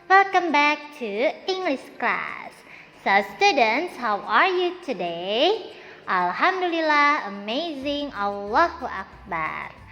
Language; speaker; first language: English; non-native, fluent; Indonesian